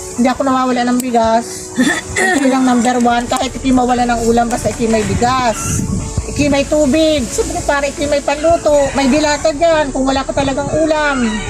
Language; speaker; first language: Filipino; native; Filipino